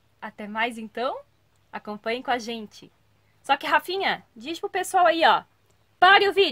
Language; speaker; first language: Portuguese; native; Portuguese